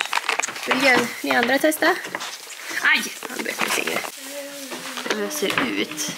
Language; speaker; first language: Swedish; native; Swedish